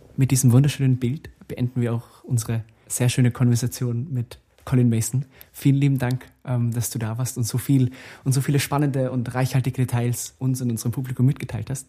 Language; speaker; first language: German; native; German